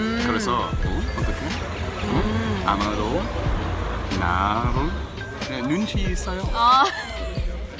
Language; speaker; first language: Korean; non-native, learner; English